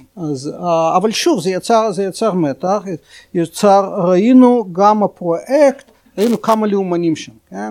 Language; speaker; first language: Hebrew; non-native, fluent; Russian